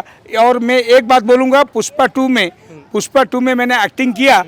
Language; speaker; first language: Hindi; non-native, local second language; Odia